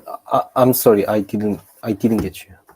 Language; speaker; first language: English; non-native, learner; Japanese